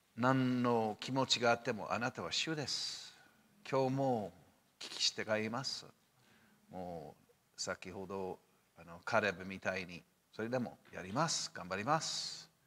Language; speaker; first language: Japanese; non-native, fluent; English